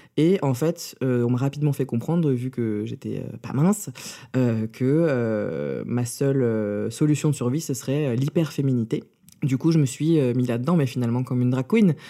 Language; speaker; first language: French; early bilingual, other home language; Russian